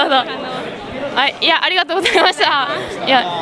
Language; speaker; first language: Japanese; native; Japanese